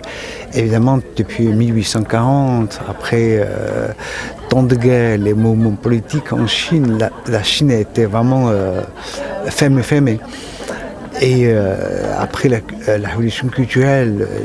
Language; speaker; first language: French; non-native, fluent; Chinese